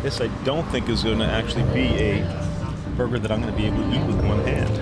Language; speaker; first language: English; native; English